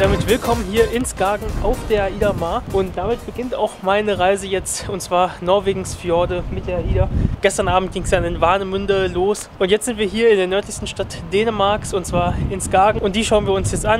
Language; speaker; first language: German; native; German